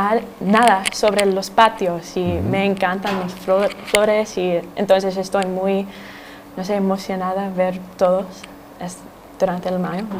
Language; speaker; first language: Spanish; non-native, fluent; English